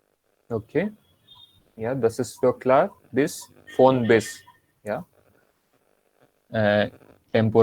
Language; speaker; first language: German; non-native, learner; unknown